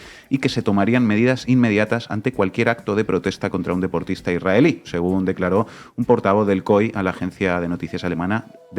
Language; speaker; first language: Spanish; native; Spanish